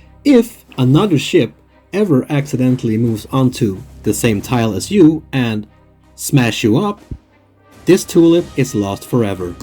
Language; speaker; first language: English; non-native, fluent; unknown